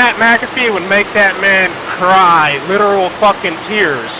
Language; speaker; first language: English; native; English